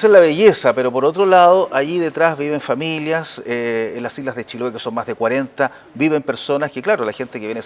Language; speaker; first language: Spanish; native; Spanish